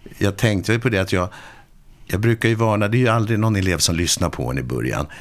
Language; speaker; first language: Swedish; native; Swedish